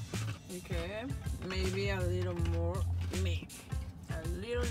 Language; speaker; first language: English; non-native, learner; Spanish